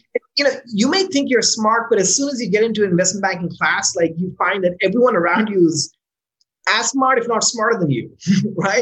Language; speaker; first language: English; non-native, local second language; Urdu